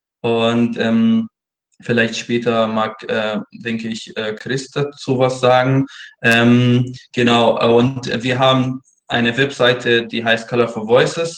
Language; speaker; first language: German; non-native, fluent; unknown